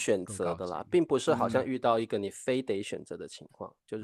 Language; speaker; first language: Chinese; native; Chinese